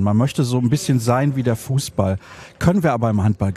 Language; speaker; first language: German; native; German